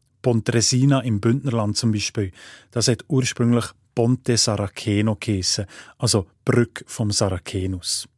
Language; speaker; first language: German; native; German